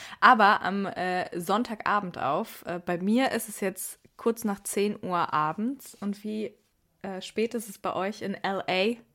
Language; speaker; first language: German; early bilingual, other home language; Persian